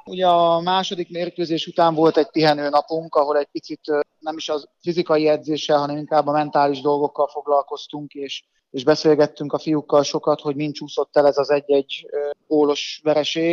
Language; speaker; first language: Hungarian; native; Hungarian